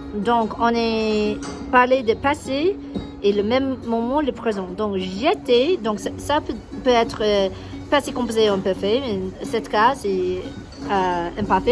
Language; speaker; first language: French; non-native, learner; English